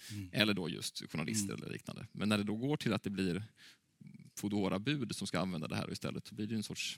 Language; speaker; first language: Swedish; native; Swedish